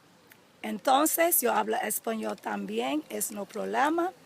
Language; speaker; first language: Spanish; non-native, learner; English